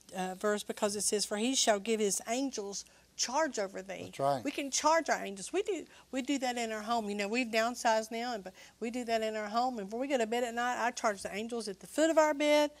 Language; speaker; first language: English; native; English